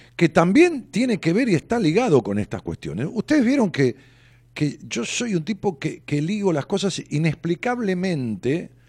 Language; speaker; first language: Spanish; native; Spanish